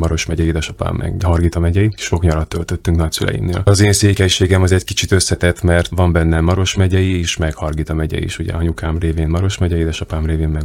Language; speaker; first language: Hungarian; native; Hungarian